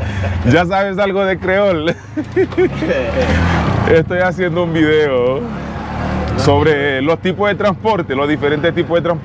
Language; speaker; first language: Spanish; non-native, learner; Haitian Creole